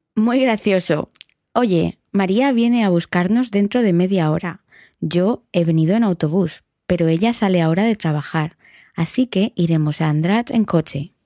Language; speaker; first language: English; non-native, fluent; Spanish